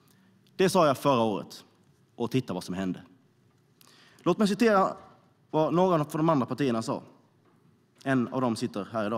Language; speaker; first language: Swedish; native; Swedish